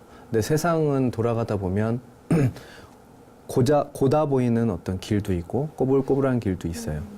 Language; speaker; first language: Korean; native; Korean